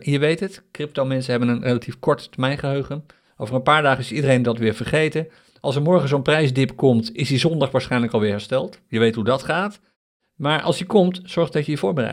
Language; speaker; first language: Dutch; native; Dutch